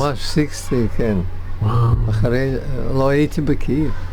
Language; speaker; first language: Hebrew; non-native, learner; Russian